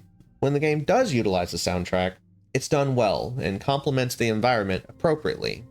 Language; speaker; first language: English; native; English